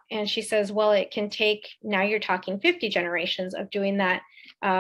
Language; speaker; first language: English; native; English